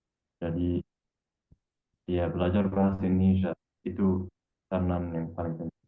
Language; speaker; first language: Indonesian; non-native, fluent; English